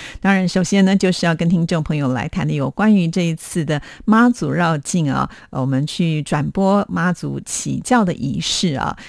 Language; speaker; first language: Chinese; native; Chinese